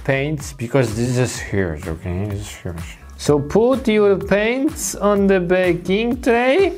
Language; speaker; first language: English; non-native, fluent; Polish